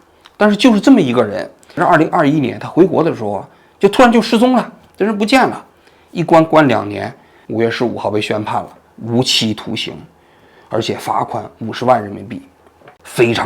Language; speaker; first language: Chinese; native; Chinese